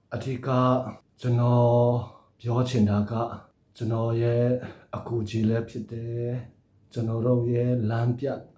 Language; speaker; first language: Burmese; non-native, local second language; Hakha Chin